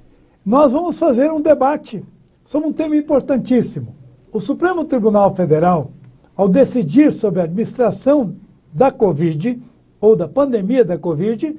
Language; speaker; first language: Portuguese; native; Portuguese